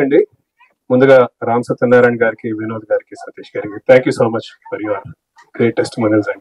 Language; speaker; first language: Telugu; native; Telugu